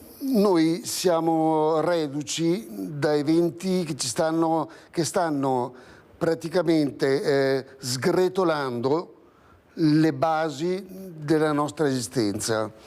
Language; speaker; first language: Italian; native; Italian